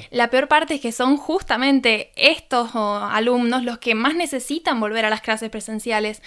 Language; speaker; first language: Spanish; native; Spanish